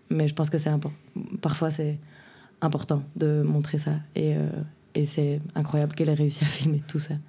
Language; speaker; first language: French; native; French